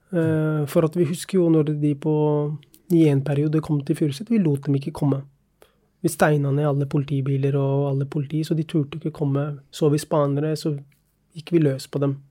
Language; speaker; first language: Norwegian; early bilingual, other home language; Urdu